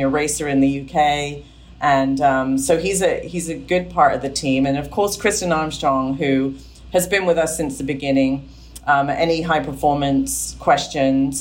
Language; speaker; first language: English; native; English